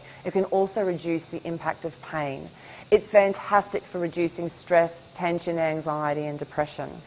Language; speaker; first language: English; native; English